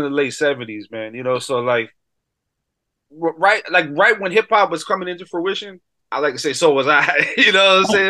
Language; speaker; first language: English; native; English